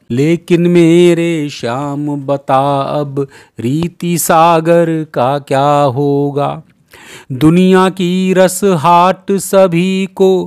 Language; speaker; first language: Hindi; native; Hindi